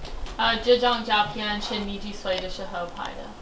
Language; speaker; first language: Chinese; non-native, learner; English